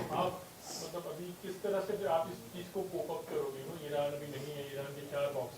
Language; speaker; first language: Hindi; native; Hindi